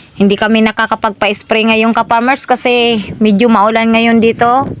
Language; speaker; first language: Filipino; non-native, local second language; Bikol